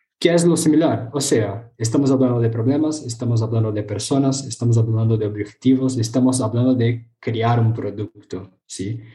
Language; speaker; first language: Spanish; non-native, fluent; Portuguese